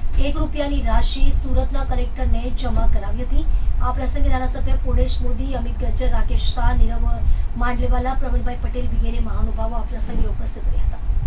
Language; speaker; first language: Gujarati; native; Gujarati